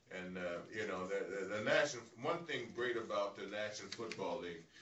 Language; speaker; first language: English; native; English